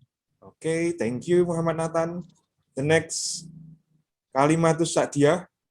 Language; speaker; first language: English; non-native, local second language; Indonesian